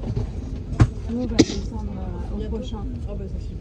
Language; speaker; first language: French; native; French